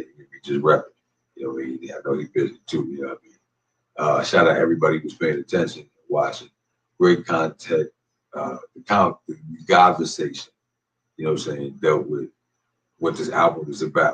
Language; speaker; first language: English; native; English